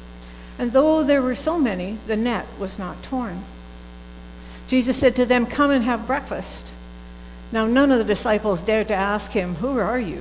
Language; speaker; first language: English; native; English